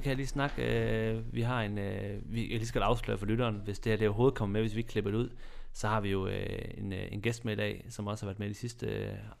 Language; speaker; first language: Danish; native; Danish